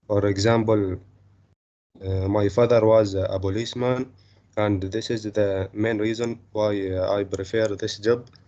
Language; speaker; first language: English; non-native, learner; Arabic